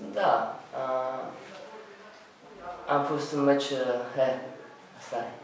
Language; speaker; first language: Romanian; non-native, learner; Italian